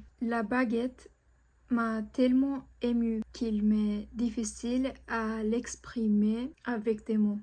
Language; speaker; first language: French; non-native, fluent; Japanese